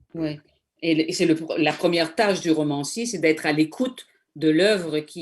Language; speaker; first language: French; native; French